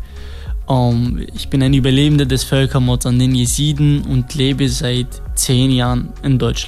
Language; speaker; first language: German; non-native, fluent; Kurdish